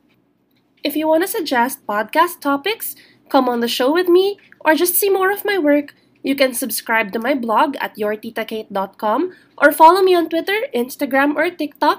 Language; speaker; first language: English; non-native, local second language; Filipino